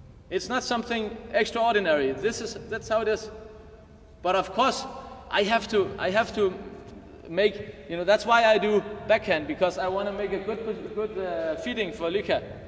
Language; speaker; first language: English; non-native, fluent; Danish